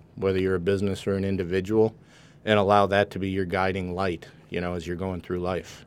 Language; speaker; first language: English; native; English